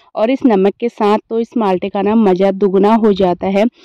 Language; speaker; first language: Hindi; native; Hindi